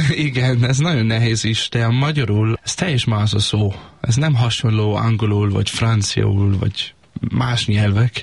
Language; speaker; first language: Hungarian; non-native, learner; Danish